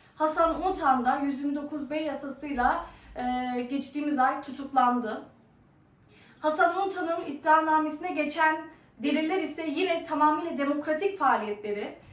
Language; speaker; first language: Turkish; early bilingual, heritage; Turkish